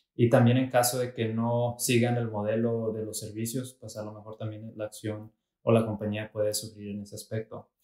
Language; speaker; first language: Spanish; early bilingual, heritage; Spanish